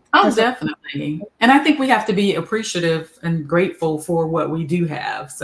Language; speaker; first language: English; native; English